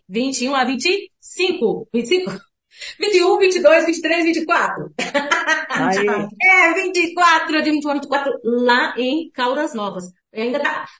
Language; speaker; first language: Portuguese; native; Portuguese